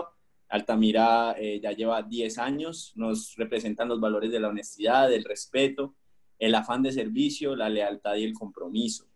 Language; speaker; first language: Spanish; native; Spanish